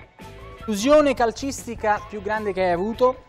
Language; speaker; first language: Italian; native; Italian